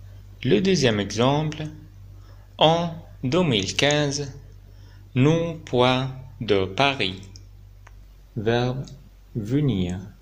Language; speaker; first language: French; non-native, fluent; Arabic